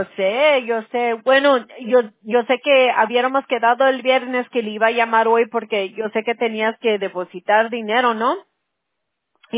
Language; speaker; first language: Spanish; non-native, local second language; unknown